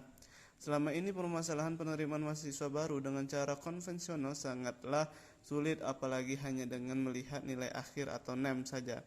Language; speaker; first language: Indonesian; native; Indonesian